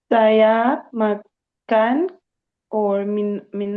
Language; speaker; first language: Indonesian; non-native, learner; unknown